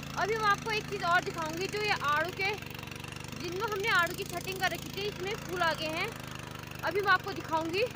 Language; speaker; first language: Hindi; native; Hindi